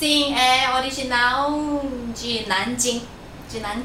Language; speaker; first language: Portuguese; non-native, fluent; Chinese